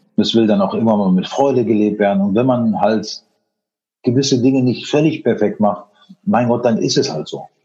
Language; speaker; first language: German; native; German